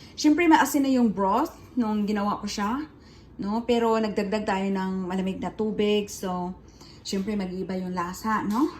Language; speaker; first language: Filipino; non-native, local second language; Cebuano